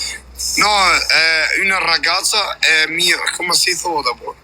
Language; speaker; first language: Italian; non-native, learner; Albanian